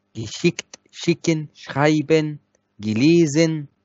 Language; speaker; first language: German; non-native, fluent; Arabic